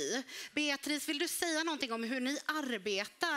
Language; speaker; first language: Swedish; native; Swedish